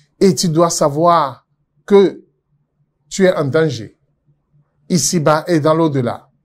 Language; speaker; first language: French; non-native, local second language; Yoruba